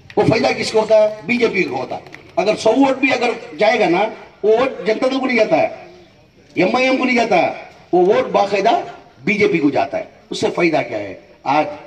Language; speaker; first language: Hindi; non-native, local second language; Urdu